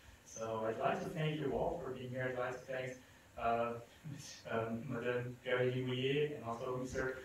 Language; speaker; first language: English; non-native, fluent; Portuguese